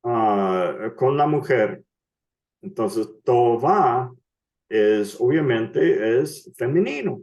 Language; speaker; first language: Spanish; non-native, fluent; English